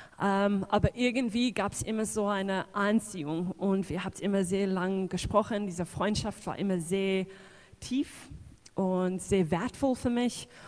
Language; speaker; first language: German; non-native, fluent; English